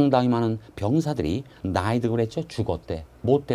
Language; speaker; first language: Korean; native; Korean